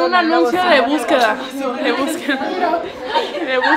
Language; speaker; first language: Spanish; native; Spanish